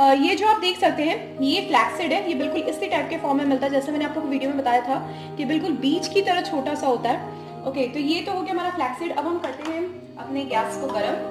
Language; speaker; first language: Hindi; non-native, local second language; Bangla